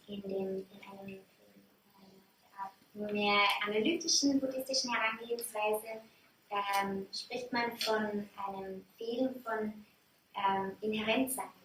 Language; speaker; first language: German; native; German